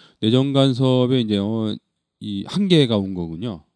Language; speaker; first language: Korean; native; Korean